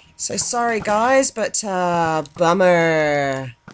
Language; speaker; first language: English; native; English